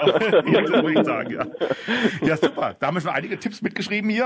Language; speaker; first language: German; native; German